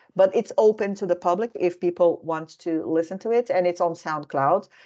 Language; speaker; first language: English; non-native, fluent; Portuguese